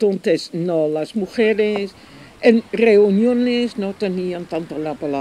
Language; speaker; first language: Spanish; non-native, fluent; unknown